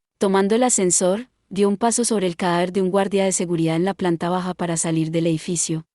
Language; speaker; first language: Spanish; native; Spanish